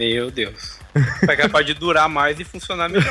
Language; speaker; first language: Portuguese; native; Portuguese